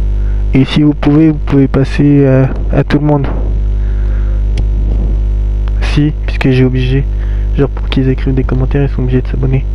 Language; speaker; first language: French; native; French